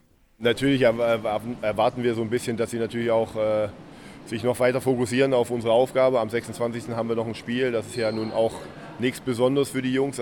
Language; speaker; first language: German; native; German